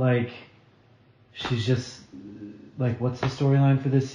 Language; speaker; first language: English; native; English